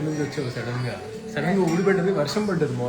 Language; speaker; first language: Telugu; native; Telugu